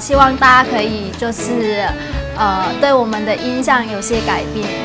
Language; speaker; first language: Chinese; non-native, fluent; Vietnamese